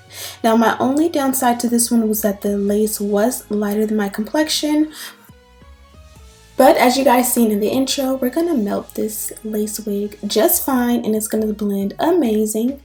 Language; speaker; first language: English; native; English